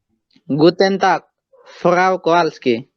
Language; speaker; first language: German; non-native, learner; Indonesian